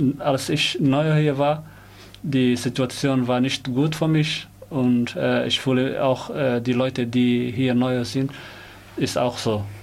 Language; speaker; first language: German; non-native, learner; Somali